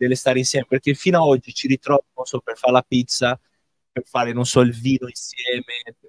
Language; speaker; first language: Italian; non-native, fluent; Portuguese